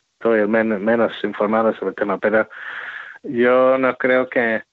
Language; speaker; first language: Spanish; non-native, fluent; English